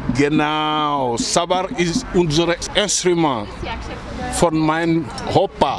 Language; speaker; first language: German; non-native, learner; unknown